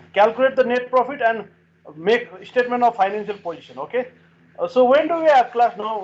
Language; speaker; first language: English; non-native, local second language; Nepali